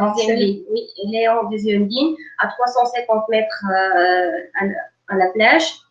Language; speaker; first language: French; non-native, local second language; Arabic